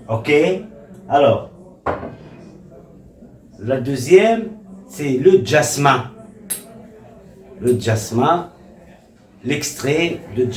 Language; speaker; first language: French; non-native, local second language; Arabic